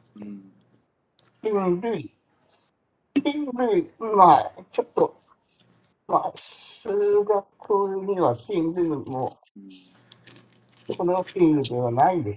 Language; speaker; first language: Japanese; non-native, learner; Chinese